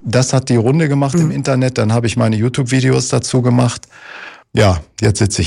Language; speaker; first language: German; native; German